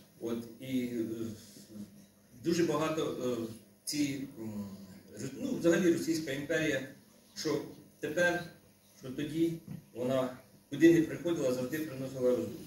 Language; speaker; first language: Ukrainian; native; Ukrainian